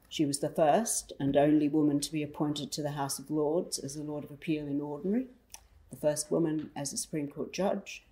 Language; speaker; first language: English; native; English